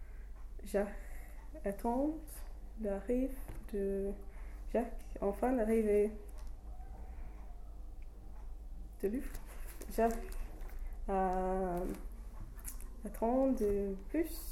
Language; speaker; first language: French; non-native, learner; English